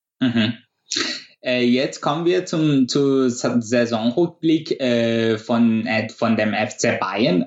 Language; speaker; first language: German; non-native, fluent; Persian